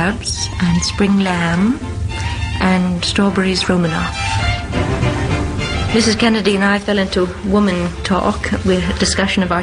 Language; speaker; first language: English; native; English